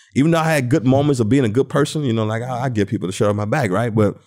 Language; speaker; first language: English; native; English